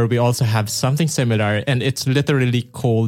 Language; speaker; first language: English; non-native, local second language; Filipino